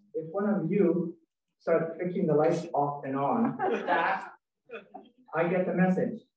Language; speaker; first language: English; native; English